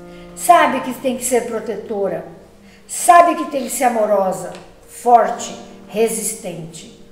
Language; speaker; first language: Portuguese; native; Portuguese